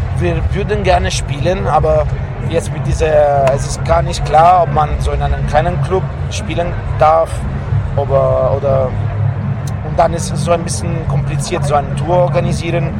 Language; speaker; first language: German; non-native, fluent; Italian